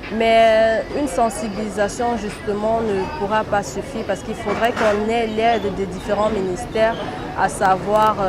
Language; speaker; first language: French; native; French